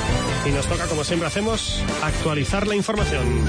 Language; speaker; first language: Spanish; native; Spanish